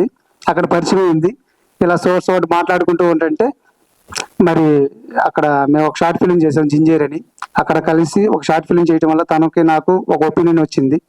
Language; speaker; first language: Telugu; native; Telugu